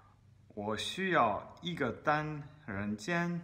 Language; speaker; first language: Chinese; non-native, learner; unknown